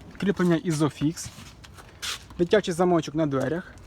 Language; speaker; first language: Ukrainian; native; Ukrainian